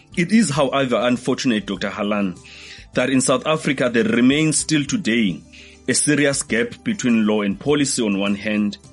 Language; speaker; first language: English; non-native, local second language; Xhosa